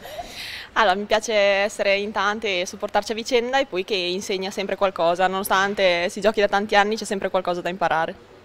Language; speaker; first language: Italian; native; Italian